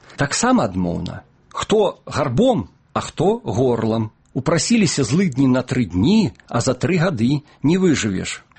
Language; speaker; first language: Belarusian; native; Belarusian